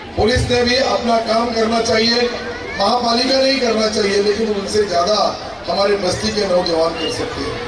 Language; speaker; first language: Hindi; non-native, local second language; Urdu